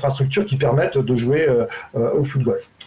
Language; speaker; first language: French; native; French